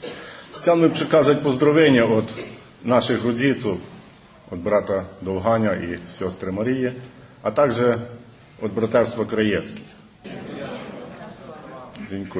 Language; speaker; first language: Polish; early bilingual, heritage; Polish